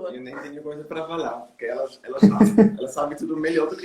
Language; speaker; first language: Portuguese; non-native, learner; German